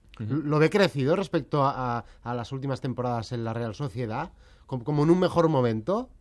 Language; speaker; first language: Spanish; non-native, local second language; Catalan